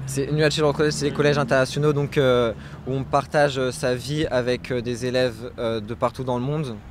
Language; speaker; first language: French; native; French